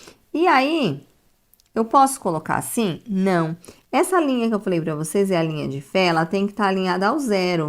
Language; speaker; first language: Portuguese; native; Portuguese